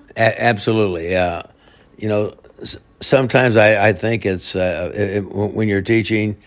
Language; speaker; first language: English; native; English